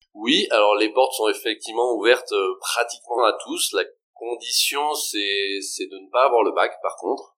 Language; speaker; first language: French; native; French